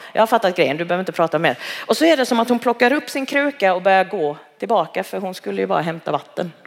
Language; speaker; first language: Swedish; early bilingual, other home language; Cantonese